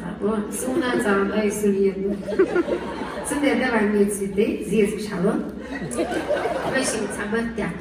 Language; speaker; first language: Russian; non-native, local second language; Chechen